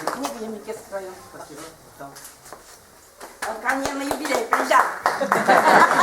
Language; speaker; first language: Russian; non-native, local second language; Udmurt